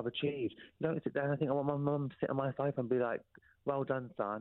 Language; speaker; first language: English; native; English